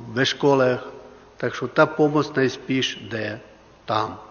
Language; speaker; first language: Czech; non-native, learner; Ukrainian